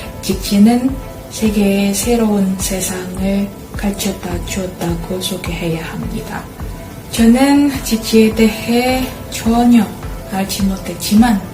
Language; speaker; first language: Korean; non-native, fluent; Indonesian